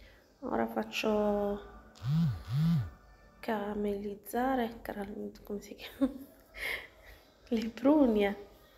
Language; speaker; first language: Italian; non-native, learner; Arabic